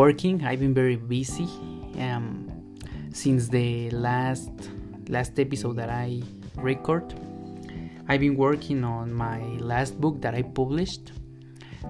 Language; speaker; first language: English; non-native, learner; Spanish